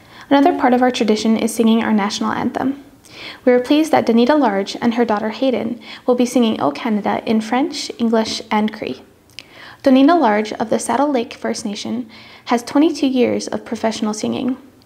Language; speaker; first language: English; native; English